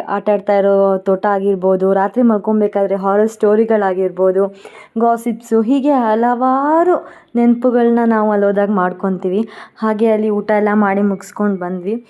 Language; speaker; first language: Kannada; non-native, local second language; Konkani